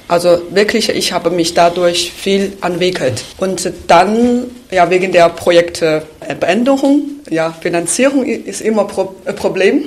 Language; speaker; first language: German; non-native, fluent; Chinese